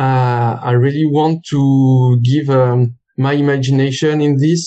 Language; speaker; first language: English; non-native, learner; French